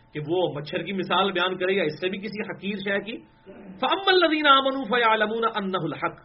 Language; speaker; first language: Urdu; non-native, local second language; Punjabi